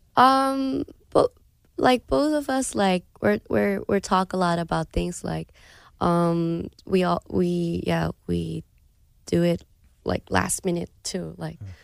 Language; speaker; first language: English; non-native, fluent; Thai